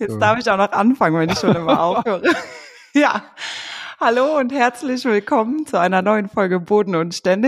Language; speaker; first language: German; native; German